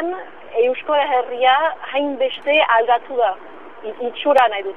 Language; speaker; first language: Basque; non-native, local second language; French